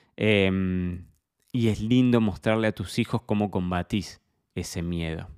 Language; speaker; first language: Spanish; native; Spanish